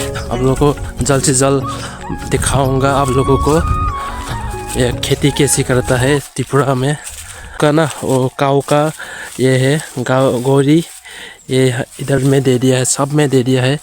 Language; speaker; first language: Hindi; non-native, local second language; Kok Borok